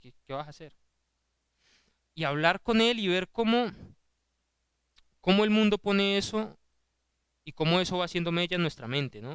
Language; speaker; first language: Spanish; native; Spanish